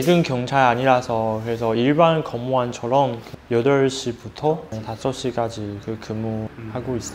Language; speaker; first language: Korean; non-native, fluent; Chinese